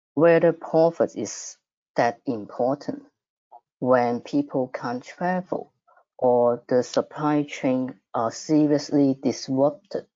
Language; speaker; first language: English; non-native, fluent; Cantonese